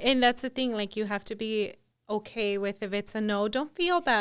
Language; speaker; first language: English; early bilingual, other home language; Spanish